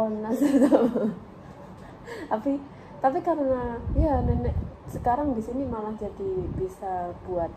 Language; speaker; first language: Indonesian; early bilingual, heritage; English